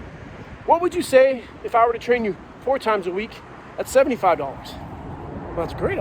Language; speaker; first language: English; native; English